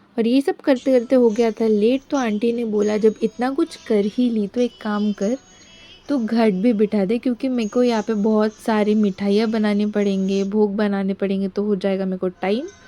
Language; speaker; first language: Hindi; non-native, local second language; Bangla